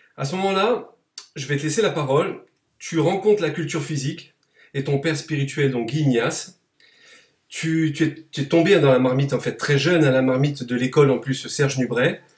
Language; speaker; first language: French; native; French